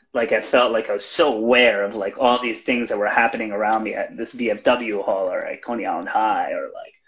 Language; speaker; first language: English; native; English